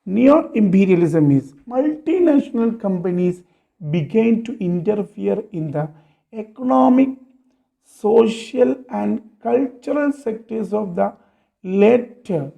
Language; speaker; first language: English; non-native, local second language; Malayalam